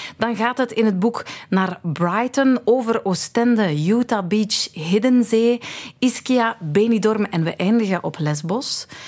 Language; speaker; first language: Dutch; native; Dutch